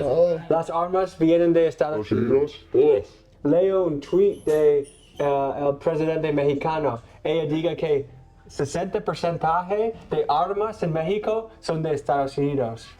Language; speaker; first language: Spanish; non-native, learner; English